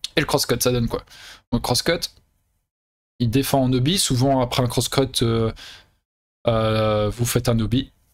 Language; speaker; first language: French; native; French